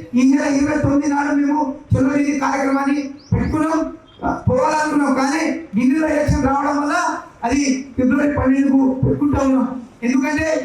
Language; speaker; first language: Telugu; non-native, local second language; Lambadi